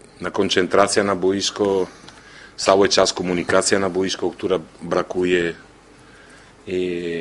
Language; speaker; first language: Polish; non-native, learner; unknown